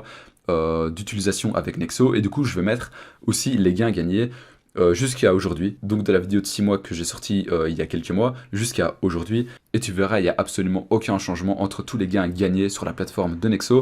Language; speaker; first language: French; native; French